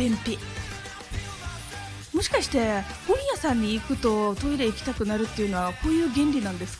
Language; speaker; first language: Japanese; native; Japanese